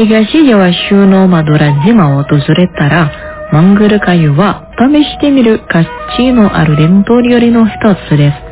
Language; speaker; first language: Japanese; non-native, fluent; Indonesian